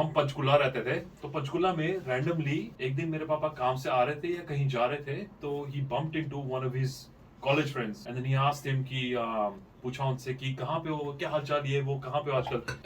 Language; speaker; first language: Hindi; native; Hindi